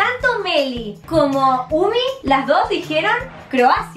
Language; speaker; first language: Spanish; native; Spanish